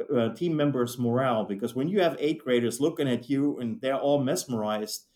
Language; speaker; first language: English; non-native, fluent; German